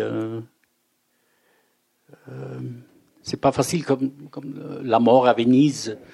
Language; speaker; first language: French; non-native, fluent; German